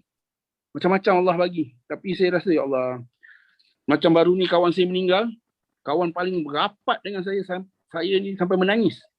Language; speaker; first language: Indonesian; non-native, local second language; Malay